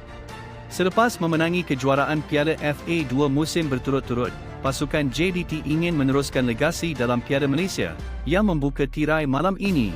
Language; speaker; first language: Malay; native; Malay